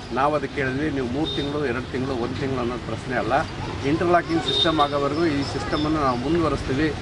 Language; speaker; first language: Kannada; native; Kannada